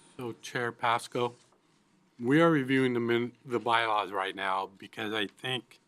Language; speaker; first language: English; native; English